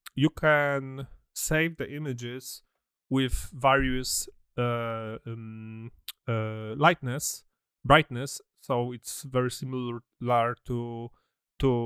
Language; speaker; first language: English; non-native, fluent; Polish